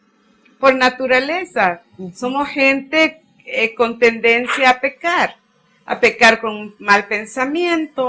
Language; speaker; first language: Spanish; native; Spanish